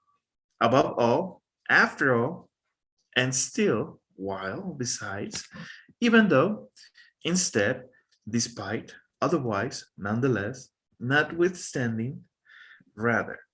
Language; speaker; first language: English; non-native, fluent; Spanish